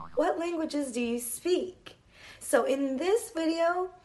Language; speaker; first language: English; native; English